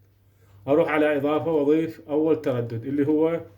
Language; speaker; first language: Arabic; native; Arabic